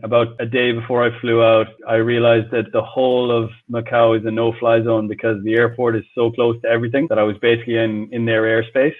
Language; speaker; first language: English; native; English